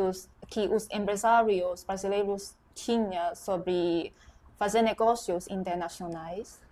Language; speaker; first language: Portuguese; non-native, fluent; Chinese